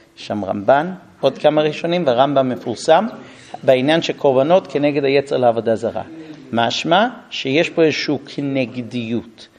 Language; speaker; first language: Hebrew; non-native, fluent; English